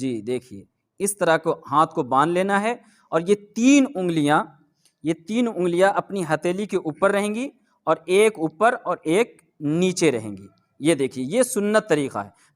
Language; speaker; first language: Urdu; native; Urdu